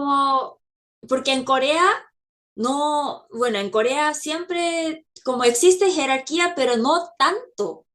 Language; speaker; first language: Spanish; non-native, fluent; Korean